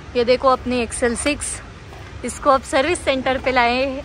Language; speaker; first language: Hindi; non-native, local second language; Marathi